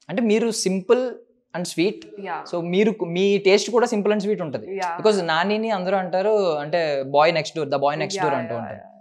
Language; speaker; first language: Telugu; native; Telugu